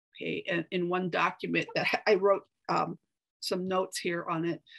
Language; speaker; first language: English; native; English